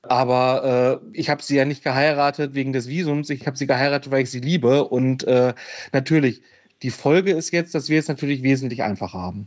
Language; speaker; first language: German; native; German